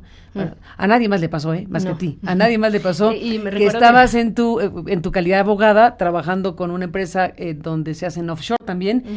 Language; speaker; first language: Spanish; native; Spanish